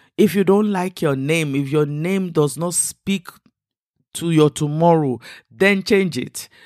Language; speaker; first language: English; non-native, local second language; Igbo